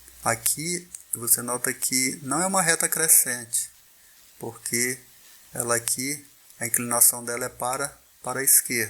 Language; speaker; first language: Portuguese; native; Portuguese